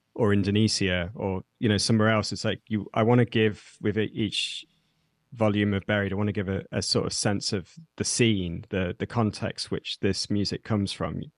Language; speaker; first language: English; native; English